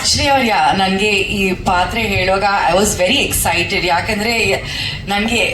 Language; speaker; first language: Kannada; non-native, local second language; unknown